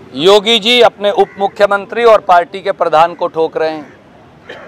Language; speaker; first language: Hindi; native; Hindi